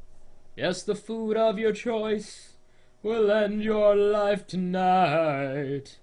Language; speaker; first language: English; native; English